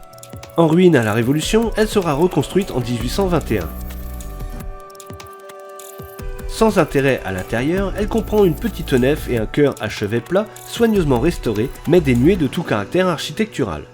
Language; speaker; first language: French; native; French